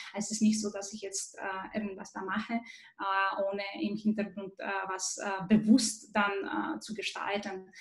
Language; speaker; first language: German; non-native, fluent; Bulgarian